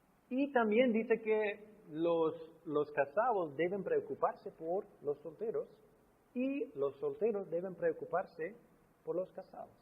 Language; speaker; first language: Spanish; non-native, fluent; English